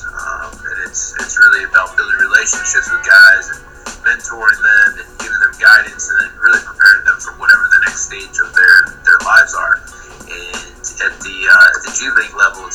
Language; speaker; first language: English; native; English